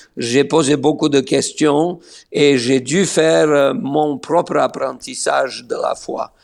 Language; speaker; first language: French; non-native, fluent; Serbian